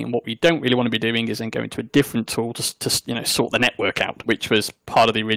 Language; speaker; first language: English; native; English